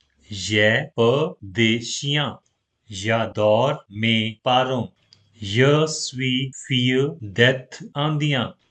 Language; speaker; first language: French; non-native, fluent; Hindi